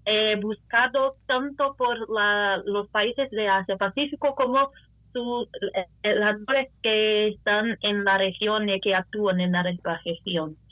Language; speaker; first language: Spanish; non-native, fluent; Portuguese